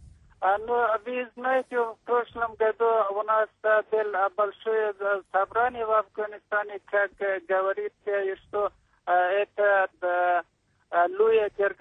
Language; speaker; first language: Russian; non-native, learner; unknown